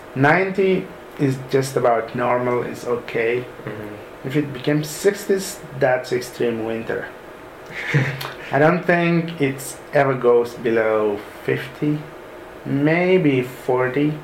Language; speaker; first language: English; non-native, fluent; Arabic